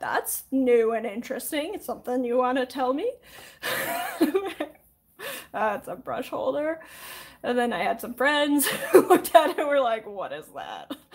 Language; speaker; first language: English; native; English